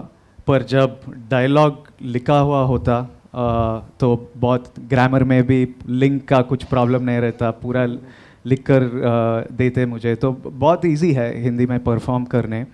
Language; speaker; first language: Hindi; non-native, local second language; Telugu